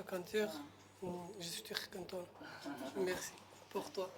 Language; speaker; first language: French; non-native, learner; Pashto